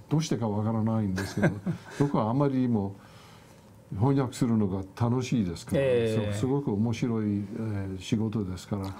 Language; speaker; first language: Japanese; non-native, fluent; English